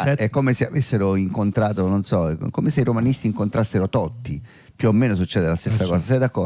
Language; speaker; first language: Italian; native; Italian